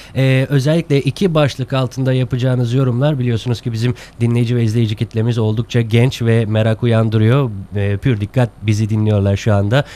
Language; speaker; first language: Turkish; native; Turkish